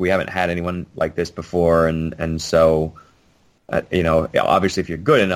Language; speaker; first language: English; native; English